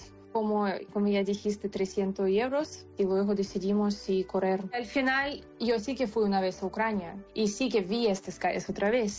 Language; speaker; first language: Spanish; non-native, fluent; Ukrainian